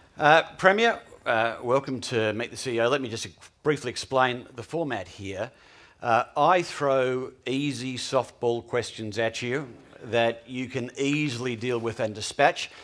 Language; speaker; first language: English; native; English